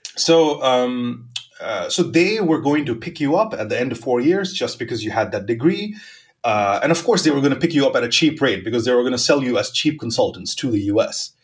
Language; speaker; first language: English; non-native, local second language; Gujarati